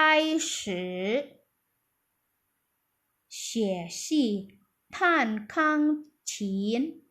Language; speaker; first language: Chinese; non-native, fluent; Indonesian